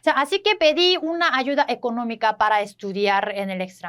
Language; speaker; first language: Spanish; non-native, fluent; Korean